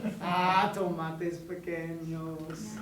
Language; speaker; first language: Spanish; non-native, fluent; English